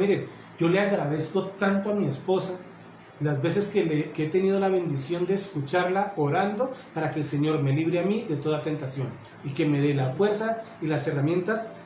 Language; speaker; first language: Spanish; native; Spanish